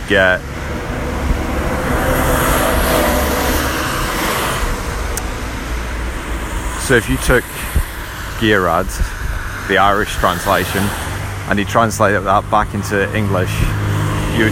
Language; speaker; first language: English; native; English